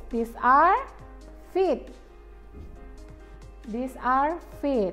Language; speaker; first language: English; non-native, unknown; Indonesian